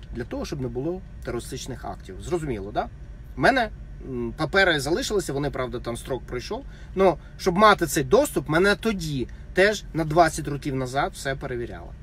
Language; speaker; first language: Ukrainian; non-native, fluent; Russian